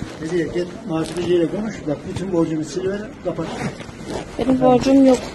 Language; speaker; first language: Turkish; non-native, learner; Persian